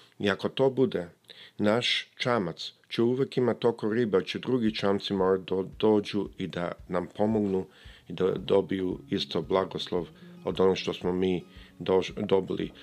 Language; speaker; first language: Serbian; early bilingual, heritage; Serbian